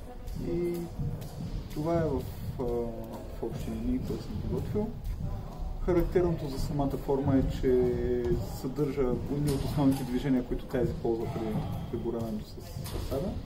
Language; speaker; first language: Bulgarian; native; Bulgarian